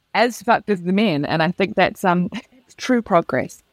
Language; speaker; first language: English; native; English